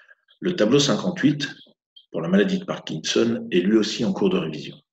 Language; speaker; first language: French; native; French